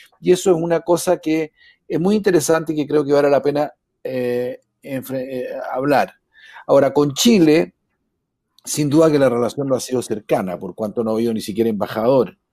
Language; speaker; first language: Spanish; native; Spanish